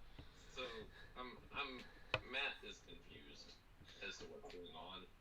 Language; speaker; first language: English; native; English